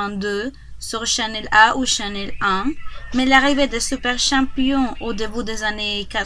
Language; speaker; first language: French; non-native, learner; Spanish